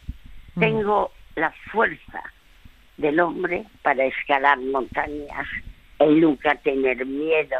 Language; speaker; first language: Spanish; early bilingual, other home language; French